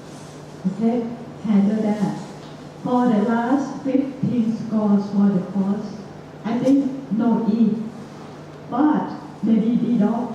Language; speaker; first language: English; non-native, fluent; Thai